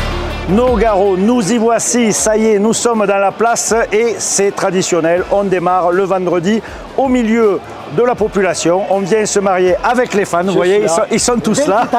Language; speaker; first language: French; native; French